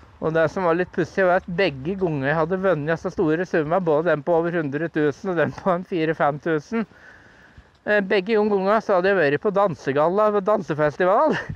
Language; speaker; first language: Norwegian; native; Norwegian